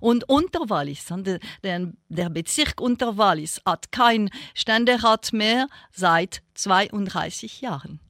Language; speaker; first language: German; non-native, local second language; French